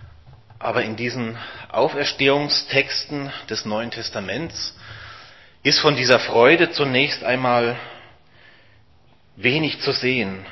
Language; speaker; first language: German; native; German